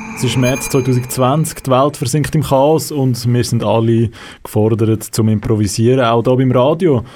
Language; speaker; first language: German; native; German